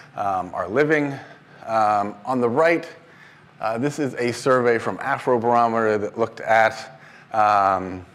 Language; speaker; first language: English; native; English